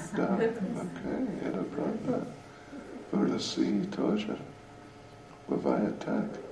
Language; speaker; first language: Russian; non-native, learner; English